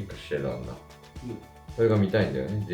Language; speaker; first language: Japanese; native; Japanese